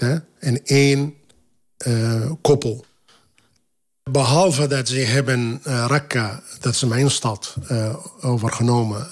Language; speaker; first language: Dutch; non-native, fluent; Arabic